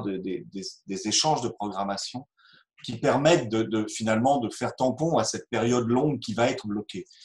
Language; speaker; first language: French; native; French